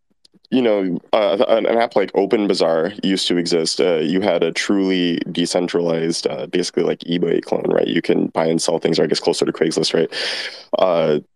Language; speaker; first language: English; native; English